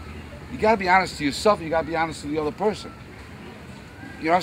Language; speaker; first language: English; native; English